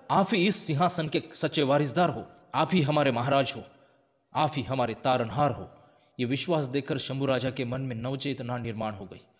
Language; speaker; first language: Hindi; non-native, local second language; Marathi